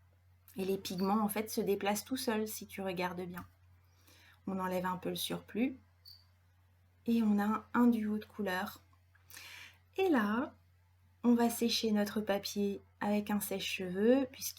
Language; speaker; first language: French; native; French